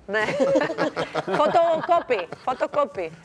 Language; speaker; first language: Greek; native; Greek